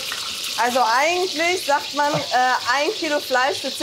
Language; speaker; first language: German; native; German